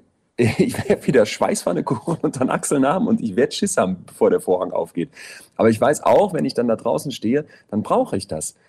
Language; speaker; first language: German; native; German